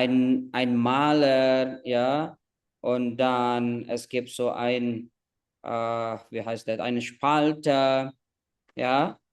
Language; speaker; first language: German; non-native, fluent; Indonesian